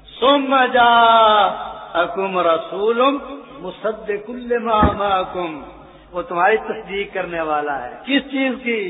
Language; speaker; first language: Urdu; non-native, local second language; Punjabi